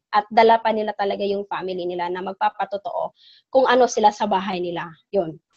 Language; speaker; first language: Filipino; non-native, local second language; Cebuano